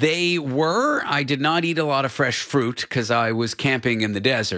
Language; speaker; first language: English; native; English